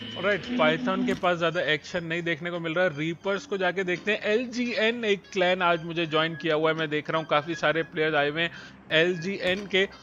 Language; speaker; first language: Urdu; native; Urdu